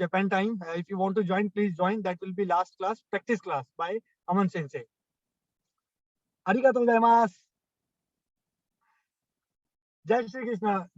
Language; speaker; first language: English; non-native, local second language; Hindi